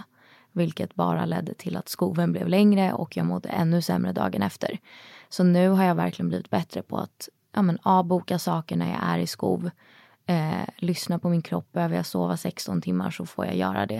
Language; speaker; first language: Swedish; native; Swedish